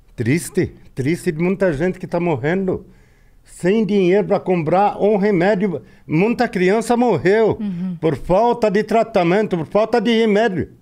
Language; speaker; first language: Portuguese; non-native, fluent; Arabic